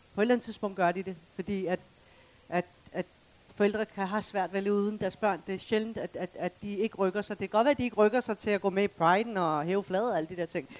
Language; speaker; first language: Danish; early bilingual, other home language; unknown